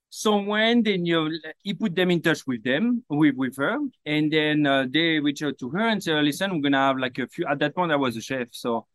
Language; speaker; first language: English; non-native, fluent; French